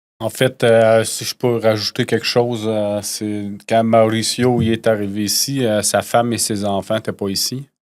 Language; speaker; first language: French; native; French